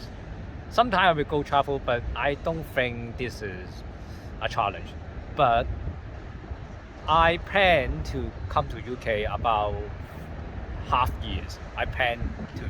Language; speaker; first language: English; non-native, learner; Cantonese